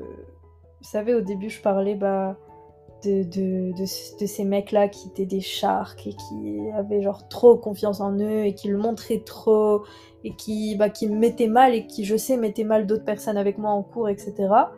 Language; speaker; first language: French; non-native, local second language; Arabic